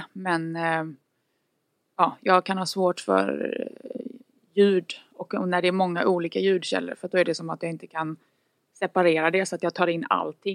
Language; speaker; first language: Swedish; native; Swedish